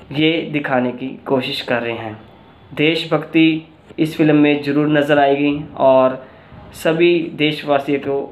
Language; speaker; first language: Hindi; non-native, local second language; Punjabi